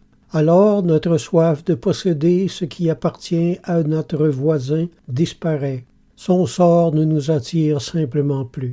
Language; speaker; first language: French; native; French